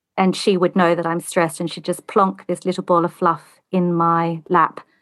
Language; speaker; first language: English; native; English